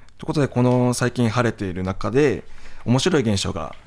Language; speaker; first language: Japanese; native; Japanese